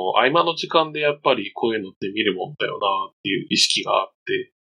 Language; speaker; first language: Japanese; native; Japanese